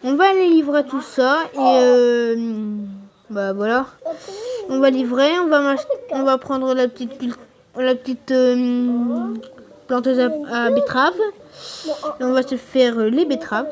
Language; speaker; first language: French; native; French